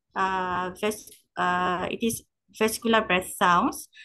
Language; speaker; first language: English; non-native, local second language; Malay